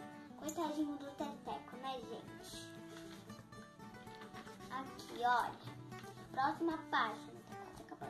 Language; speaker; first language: Portuguese; native; Portuguese